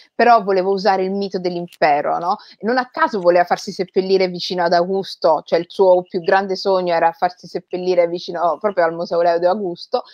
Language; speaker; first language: Italian; native; Italian